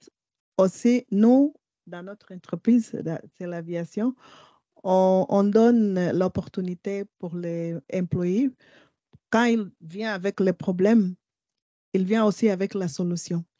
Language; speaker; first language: French; non-native, learner; Portuguese